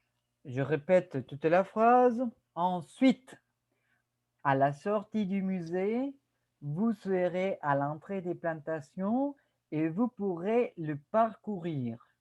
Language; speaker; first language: French; non-native, fluent; Spanish